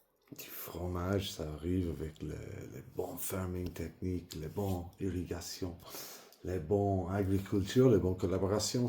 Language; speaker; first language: French; non-native, learner; English